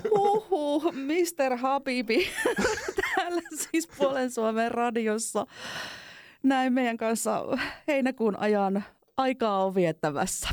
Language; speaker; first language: Finnish; native; Finnish